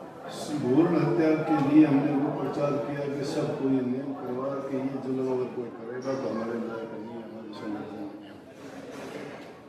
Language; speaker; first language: Hindi; native; Hindi